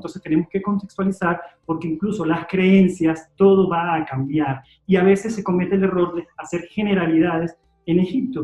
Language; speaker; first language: Spanish; native; Spanish